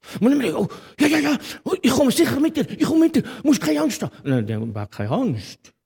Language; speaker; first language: German; native; German